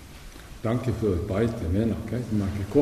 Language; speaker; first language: German; non-native, learner; Japanese